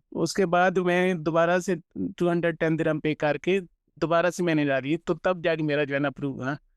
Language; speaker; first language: Urdu; non-native, local second language; Punjabi